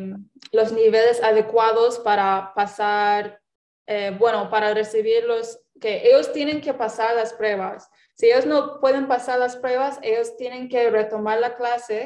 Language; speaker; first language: Spanish; non-native, fluent; English